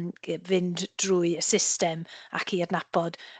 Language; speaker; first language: Welsh; native; Welsh